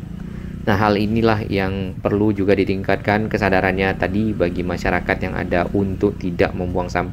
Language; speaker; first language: Indonesian; native; Indonesian